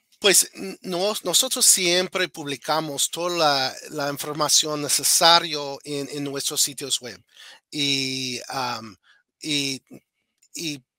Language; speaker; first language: Spanish; non-native, fluent; English